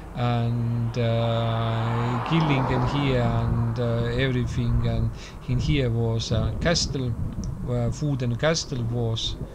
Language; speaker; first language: English; non-native, learner; Estonian